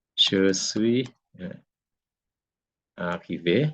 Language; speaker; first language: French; non-native, fluent; Thai